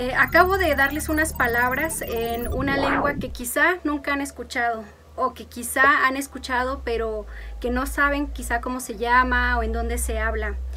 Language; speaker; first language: Spanish; non-native, local second language; Mixtepec Mixtec